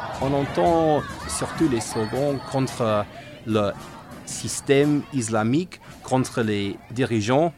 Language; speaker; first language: French; non-native, fluent; English